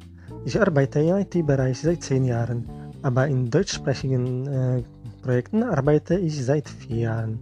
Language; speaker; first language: German; non-native, fluent; Polish